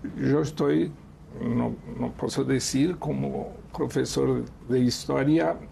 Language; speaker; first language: Spanish; non-native, fluent; Portuguese